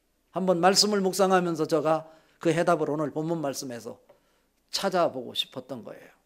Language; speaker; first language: Korean; native; Korean